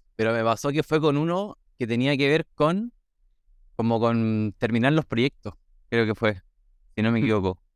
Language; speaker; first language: Spanish; native; Spanish